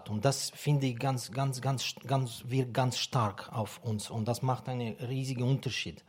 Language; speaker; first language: German; non-native, fluent; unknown